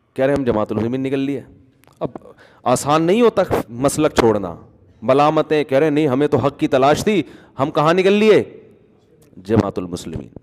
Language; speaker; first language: Urdu; native; Urdu